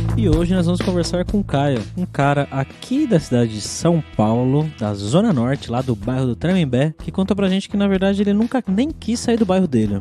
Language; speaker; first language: Portuguese; native; Portuguese